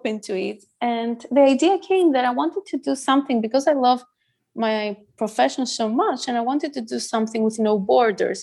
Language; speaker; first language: English; non-native, fluent; Greek